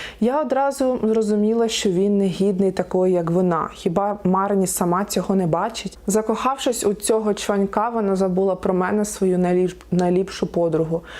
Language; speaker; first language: Ukrainian; non-native, local second language; Russian